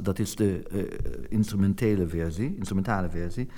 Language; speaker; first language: Dutch; non-native, fluent; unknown